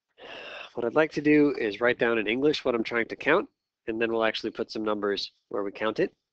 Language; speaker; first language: English; native; English